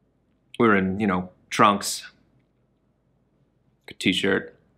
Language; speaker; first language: English; native; English